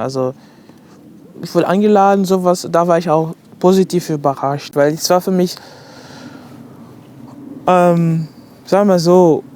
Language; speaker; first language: German; non-native, fluent; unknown